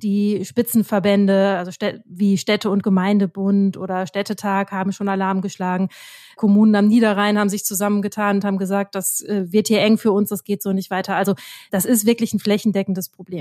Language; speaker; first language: German; native; German